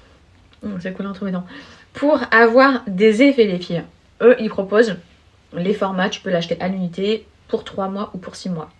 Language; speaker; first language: French; native; French